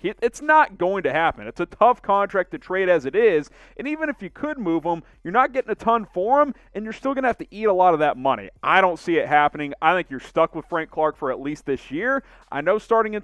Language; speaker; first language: English; native; English